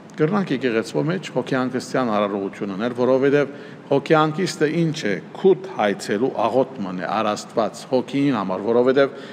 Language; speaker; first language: Armenian; native; Armenian